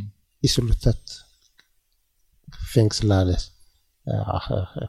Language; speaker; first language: Swedish; non-native, learner; Tigrinya